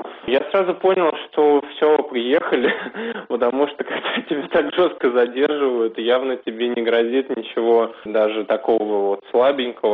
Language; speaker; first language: Russian; native; Russian